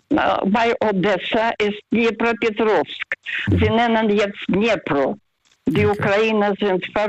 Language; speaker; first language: German; non-native, fluent; Russian